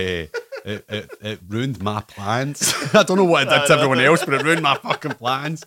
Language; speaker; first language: English; native; English